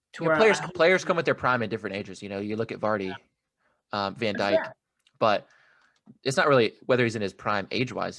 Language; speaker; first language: English; native; English